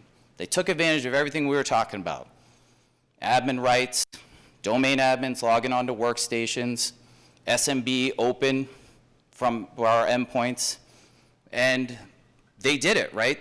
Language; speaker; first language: English; native; English